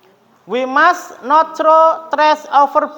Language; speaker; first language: English; non-native, fluent; Indonesian